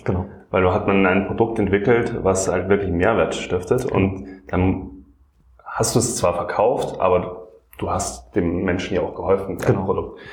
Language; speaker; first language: German; native; German